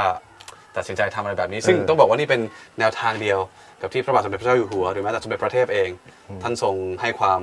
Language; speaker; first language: Thai; native; Thai